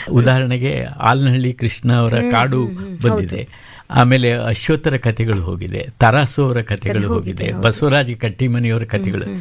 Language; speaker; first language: Kannada; native; Kannada